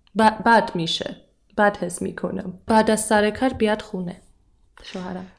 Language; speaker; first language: Persian; non-native, learner; Armenian